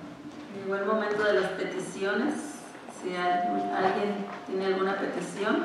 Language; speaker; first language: Spanish; native; Spanish